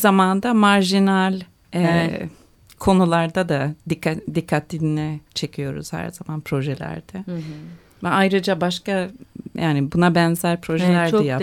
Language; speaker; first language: Turkish; non-native, fluent; Swedish